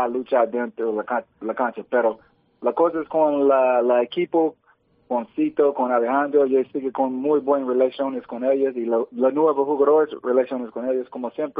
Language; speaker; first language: Spanish; early bilingual, heritage; English